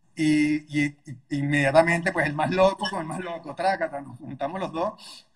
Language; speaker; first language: Spanish; native; Spanish